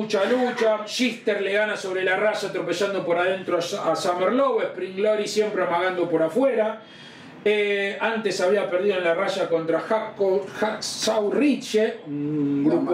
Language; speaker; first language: Spanish; native; Spanish